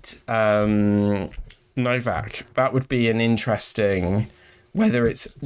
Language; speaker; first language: English; native; English